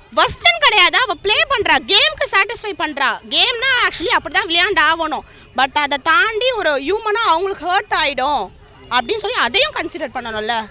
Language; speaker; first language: Tamil; native; Tamil